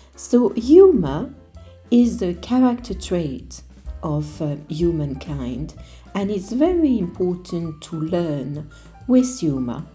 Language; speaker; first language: English; non-native, fluent; French